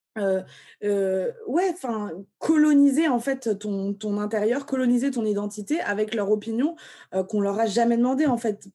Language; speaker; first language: French; early bilingual, other home language; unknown